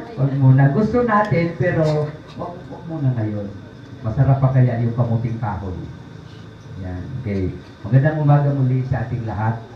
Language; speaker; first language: Filipino; non-native, local second language; Cebuano